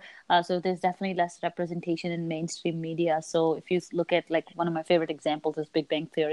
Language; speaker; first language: English; non-native, local second language; Hindi